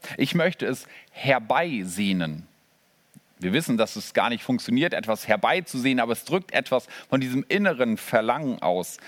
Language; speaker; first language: German; native; German